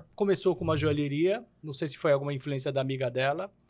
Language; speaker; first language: Portuguese; early bilingual, other home language; Korean